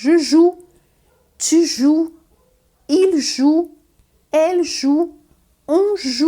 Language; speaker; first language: French; non-native, fluent; Portuguese